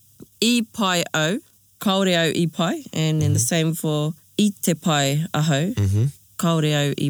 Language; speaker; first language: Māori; non-native, local second language; English